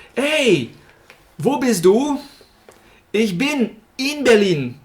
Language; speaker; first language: German; non-native, fluent; French